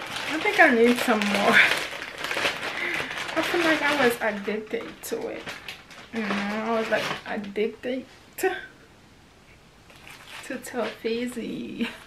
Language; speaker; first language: English; non-native, fluent; Haitian Creole